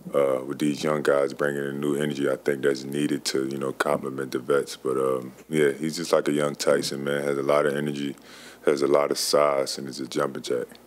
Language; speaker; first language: English; native; English